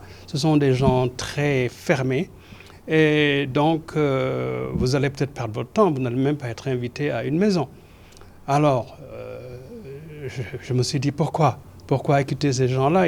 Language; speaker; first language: French; non-native, local second language; Serer